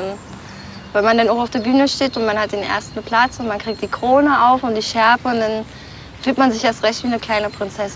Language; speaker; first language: German; native; German